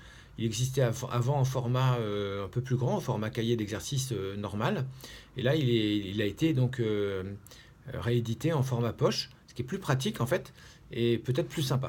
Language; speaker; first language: French; native; French